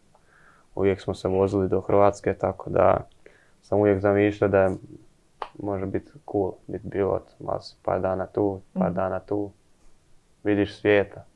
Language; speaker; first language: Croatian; early bilingual, heritage; Croatian